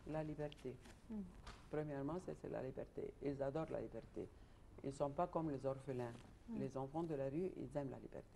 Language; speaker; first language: French; non-native, fluent; Arabic